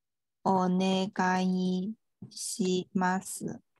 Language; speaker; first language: Japanese; non-native, fluent; Chinese